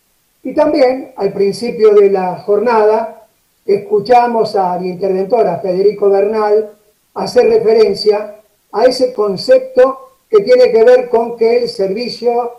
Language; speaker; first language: Spanish; native; Spanish